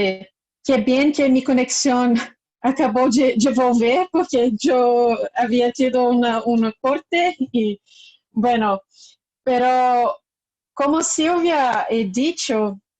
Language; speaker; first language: Spanish; non-native, learner; Portuguese